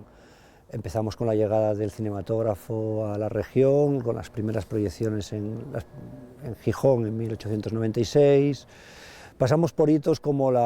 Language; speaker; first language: Spanish; native; Spanish